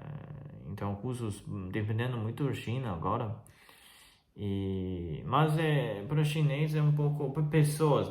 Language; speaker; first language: Portuguese; non-native, fluent; Chinese